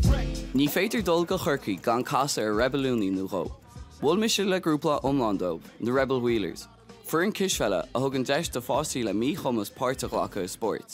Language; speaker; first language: Irish; non-native, local second language; English